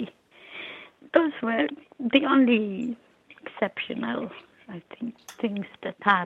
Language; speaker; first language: English; non-native, local second language; Filipino